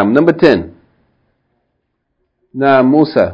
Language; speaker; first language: Arabic; non-native, fluent; English